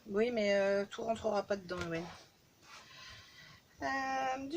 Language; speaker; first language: French; native; French